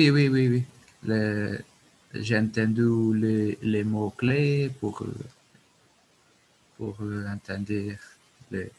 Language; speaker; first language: French; non-native, learner; Portuguese